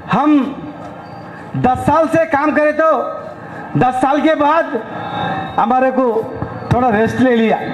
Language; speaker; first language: Hindi; non-native, local second language; Telugu